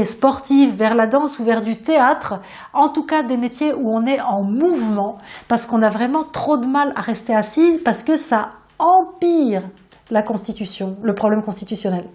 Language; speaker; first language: French; native; French